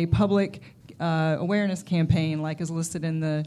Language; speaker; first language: English; native; English